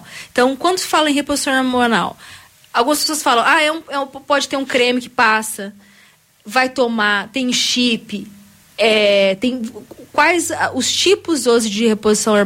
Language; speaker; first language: Portuguese; native; Portuguese